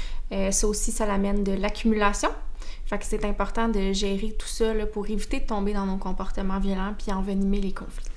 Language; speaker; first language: French; native; French